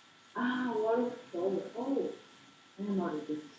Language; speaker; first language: English; non-native, learner; Portuguese